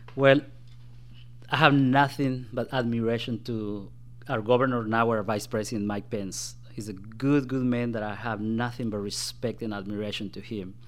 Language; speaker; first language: English; non-native, fluent; Spanish